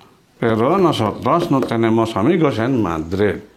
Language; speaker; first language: Spanish; non-native, fluent; Indonesian